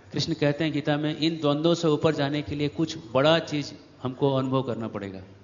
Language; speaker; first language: Hindi; native; Hindi